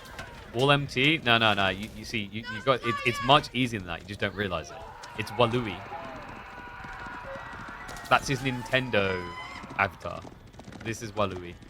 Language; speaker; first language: English; native; English